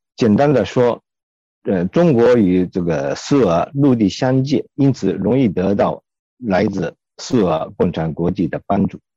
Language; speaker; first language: Chinese; non-native, fluent; Japanese